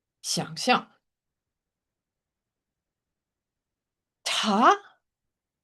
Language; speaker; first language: Chinese; non-native, fluent; English